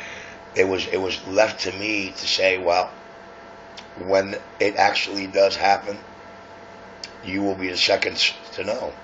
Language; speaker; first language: English; native; English